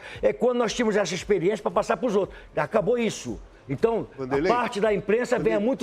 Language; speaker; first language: Portuguese; native; Portuguese